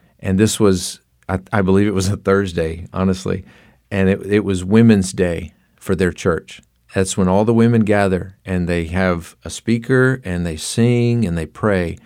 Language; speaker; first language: English; native; English